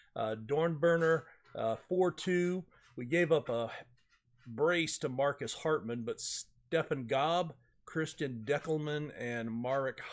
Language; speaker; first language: English; native; English